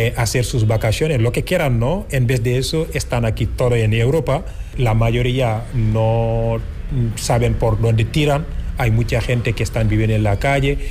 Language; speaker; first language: Spanish; non-native, fluent; Wolof